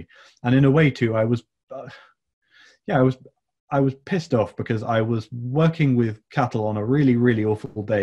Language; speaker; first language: English; native; English